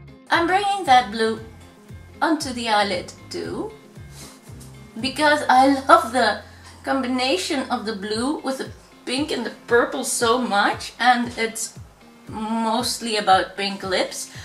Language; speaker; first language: English; non-native, fluent; Dutch